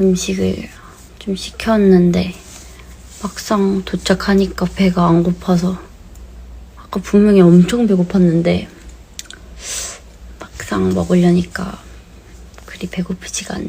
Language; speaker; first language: Korean; early bilingual, heritage; English